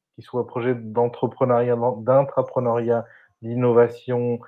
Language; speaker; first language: French; non-native, fluent; Spanish